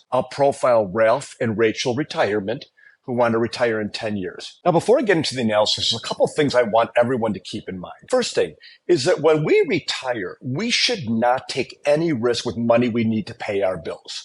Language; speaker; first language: English; native; English